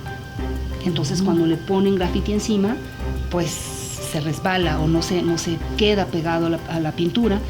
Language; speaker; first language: Spanish; native; Spanish